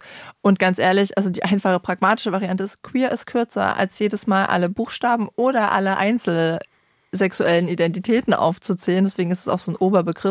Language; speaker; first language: German; native; German